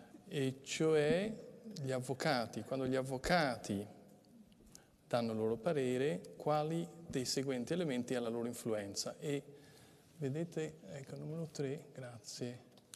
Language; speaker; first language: Italian; native; Italian